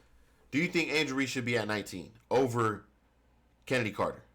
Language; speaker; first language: English; native; English